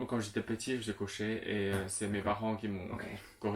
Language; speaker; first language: French; non-native, local second language; Chinese